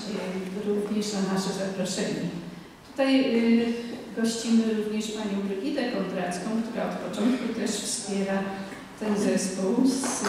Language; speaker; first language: Polish; native; Polish